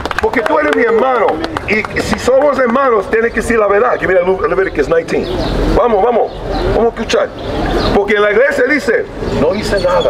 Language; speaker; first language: Spanish; early bilingual, heritage; Spanish